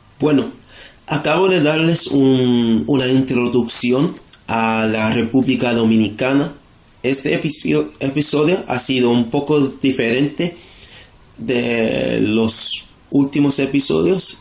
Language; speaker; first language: Spanish; non-native, fluent; English